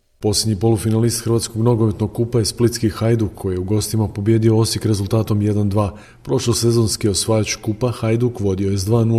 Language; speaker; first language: Croatian; native; Croatian